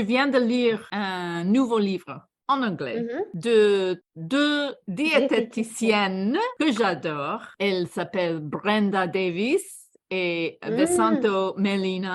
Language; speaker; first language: French; non-native, fluent; English